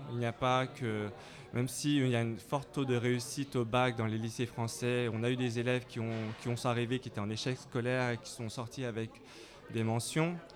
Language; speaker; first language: French; native; French